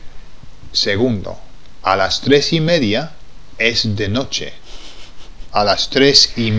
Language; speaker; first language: Spanish; non-native, fluent; English